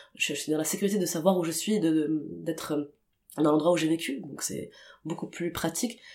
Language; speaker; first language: French; non-native, local second language; Arabic